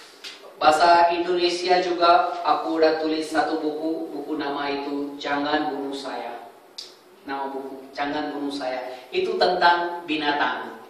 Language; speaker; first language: Indonesian; non-native, fluent; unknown